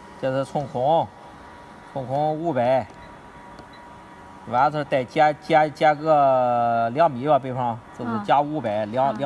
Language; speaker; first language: Chinese; native; Chinese